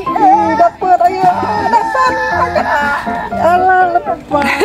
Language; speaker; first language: Malay; native; Malay